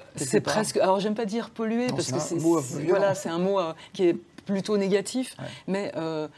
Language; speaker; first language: French; native; French